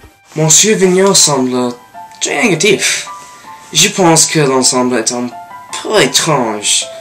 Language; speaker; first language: French; non-native, learner; English